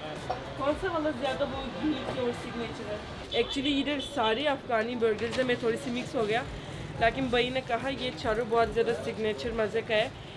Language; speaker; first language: Hindi; non-native, learner; Turkish